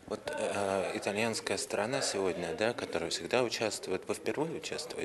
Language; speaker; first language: Russian; native; Russian